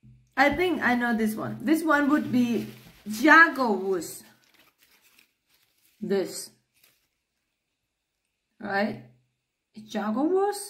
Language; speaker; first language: English; non-native, learner; Thai